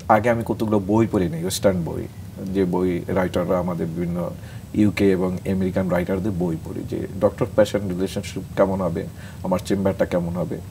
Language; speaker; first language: Bangla; native; Bangla